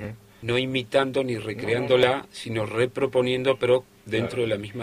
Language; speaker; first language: Spanish; native; Spanish